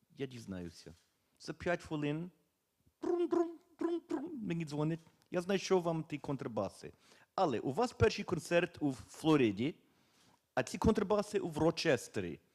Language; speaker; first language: Ukrainian; early bilingual, heritage; Ukrainian